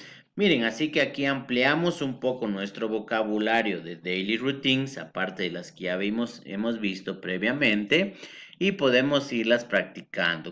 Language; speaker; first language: Spanish; native; Spanish